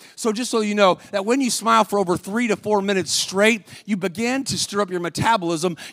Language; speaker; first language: English; native; English